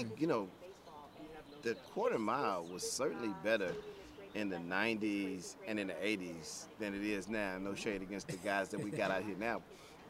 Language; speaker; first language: English; native; English